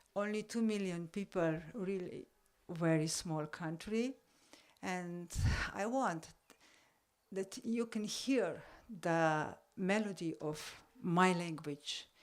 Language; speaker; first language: English; non-native, learner; Slovenian